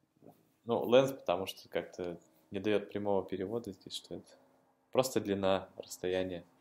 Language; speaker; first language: Russian; native; Russian